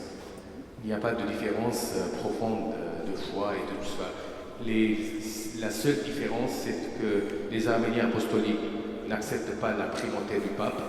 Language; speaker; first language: French; non-native, fluent; Armenian